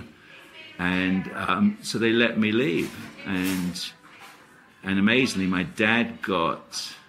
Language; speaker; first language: English; native; English